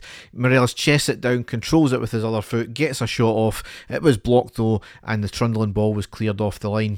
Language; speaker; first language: English; native; English